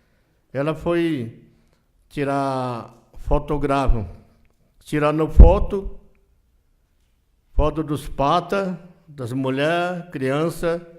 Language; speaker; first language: Portuguese; non-native, local second language; Yanomámi